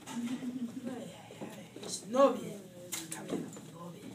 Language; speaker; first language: Spanish; non-native, learner; English